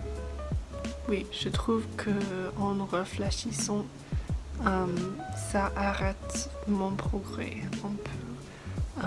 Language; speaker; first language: French; non-native, fluent; English